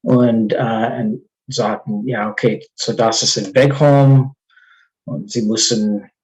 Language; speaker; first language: German; non-native, learner; English